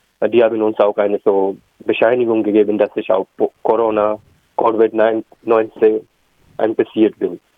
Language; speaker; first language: German; non-native, learner; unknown